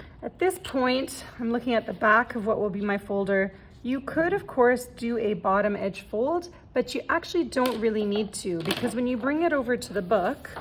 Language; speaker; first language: English; native; English